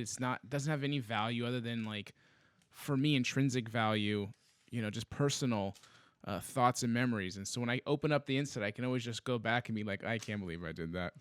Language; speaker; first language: English; native; English